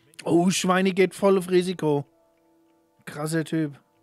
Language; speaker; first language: German; native; German